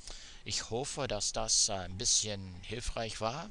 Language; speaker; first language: German; non-native, fluent; English